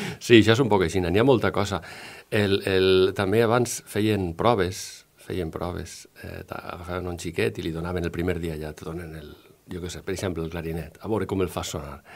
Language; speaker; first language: Catalan; native; Catalan